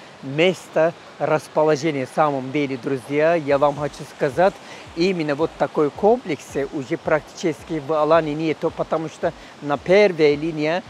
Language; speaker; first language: Russian; non-native, fluent; Turkish